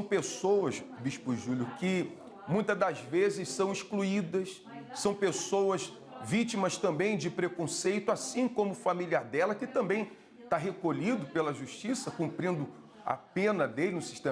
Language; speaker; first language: Portuguese; native; Portuguese